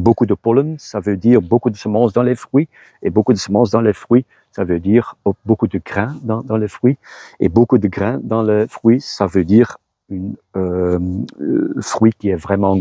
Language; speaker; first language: French; non-native, local second language; Dutch